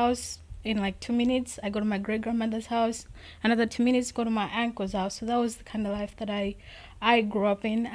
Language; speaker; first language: English; non-native, local second language; Nyanja